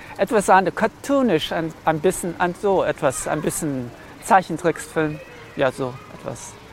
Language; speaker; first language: German; early bilingual, other home language; Serbian